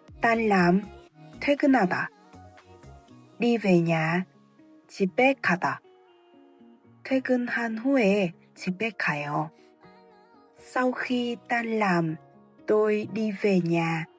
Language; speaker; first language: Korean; non-native, fluent; Vietnamese